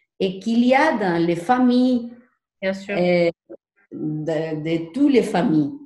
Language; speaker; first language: French; non-native, learner; Spanish